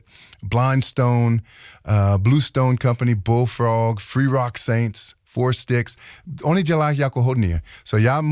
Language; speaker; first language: Czech; non-native, learner; English